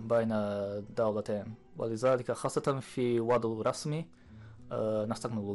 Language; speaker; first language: Arabic; non-native, learner; Japanese